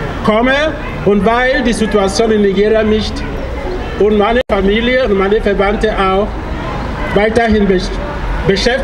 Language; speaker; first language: German; non-native, fluent; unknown